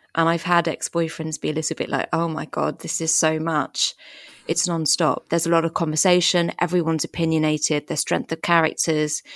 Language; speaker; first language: English; early bilingual, other home language; French